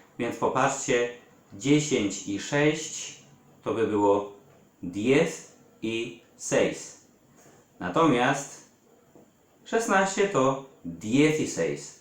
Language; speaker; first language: Polish; native; Polish